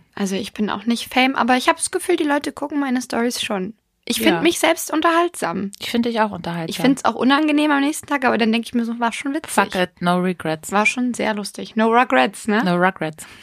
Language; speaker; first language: German; native; German